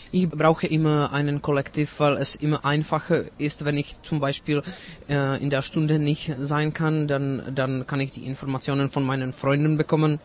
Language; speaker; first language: German; non-native, fluent; Czech